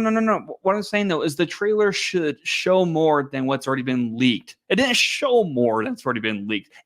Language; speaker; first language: English; native; English